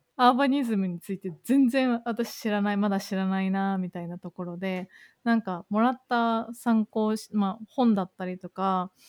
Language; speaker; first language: Japanese; native; Japanese